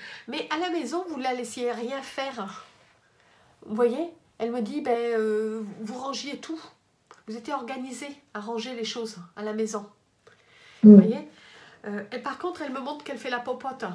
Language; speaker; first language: French; native; French